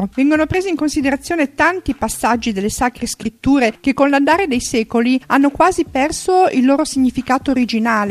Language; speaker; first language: Italian; native; Italian